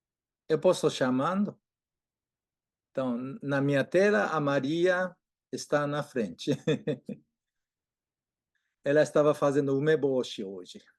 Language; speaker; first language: Portuguese; non-native, fluent; Japanese